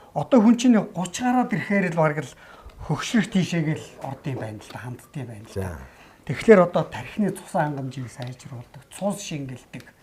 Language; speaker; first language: Mongolian; native; Mongolian